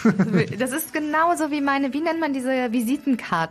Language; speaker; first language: German; native; German